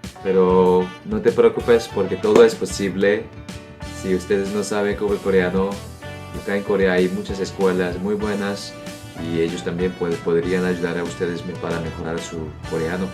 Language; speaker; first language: Spanish; non-native, fluent; Korean